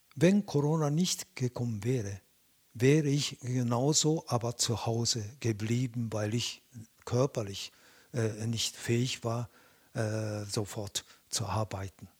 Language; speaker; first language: German; non-native, fluent; Japanese